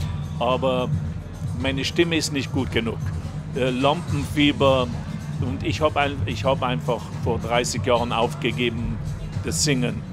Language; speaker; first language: German; non-native, local second language; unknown